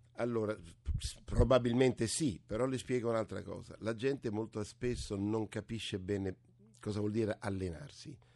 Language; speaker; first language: Italian; early bilingual, other home language; French